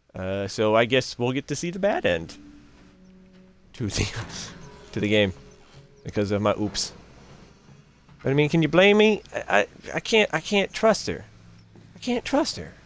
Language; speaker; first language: English; native; English